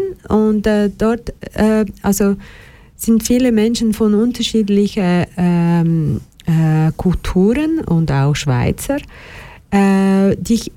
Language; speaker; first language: German; non-native, fluent; Portuguese